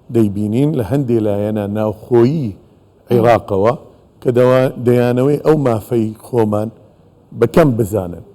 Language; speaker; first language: Central Kurdish; non-native, local second language; Assyrian Neo-Aramaic